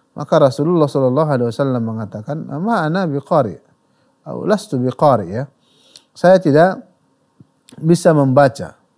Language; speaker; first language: Malay; native; Malay